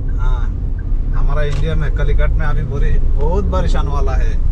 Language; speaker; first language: Hindi; non-native, local second language; Malayalam